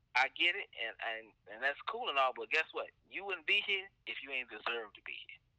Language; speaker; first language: English; native; English